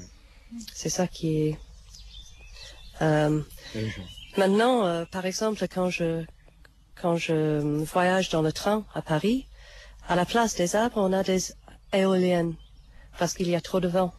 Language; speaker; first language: French; non-native, fluent; English